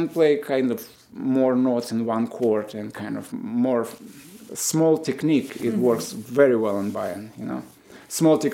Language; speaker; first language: English; non-native, fluent; Romanian